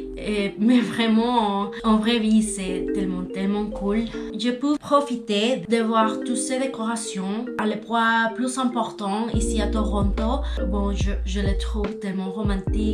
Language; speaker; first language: French; non-native, learner; Spanish